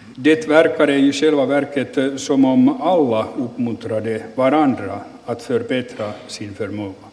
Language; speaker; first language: Swedish; non-native, local second language; Finnish